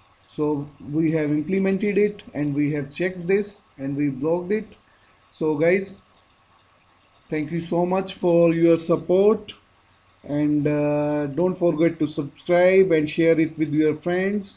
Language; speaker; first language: English; non-native, local second language; Hindi